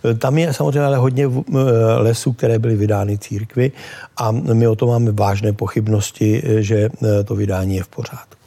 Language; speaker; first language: Czech; native; Czech